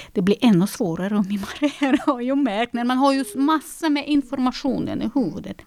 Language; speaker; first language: Swedish; non-native, fluent; Russian